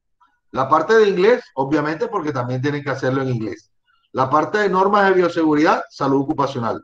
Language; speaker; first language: Spanish; native; Spanish